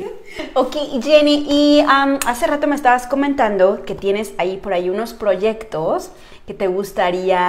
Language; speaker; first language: Spanish; native; Spanish